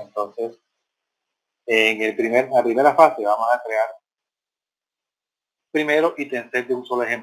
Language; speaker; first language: Spanish; native; Spanish